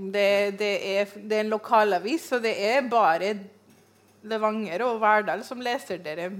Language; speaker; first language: Norwegian; non-native, fluent; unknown